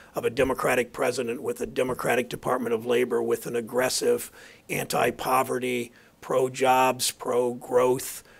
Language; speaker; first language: English; native; English